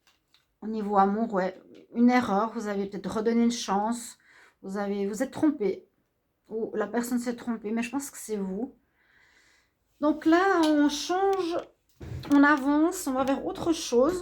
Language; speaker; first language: French; native; French